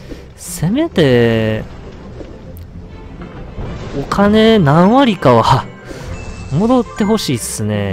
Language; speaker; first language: Japanese; native; Japanese